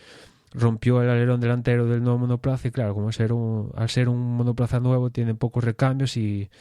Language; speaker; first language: Spanish; native; Spanish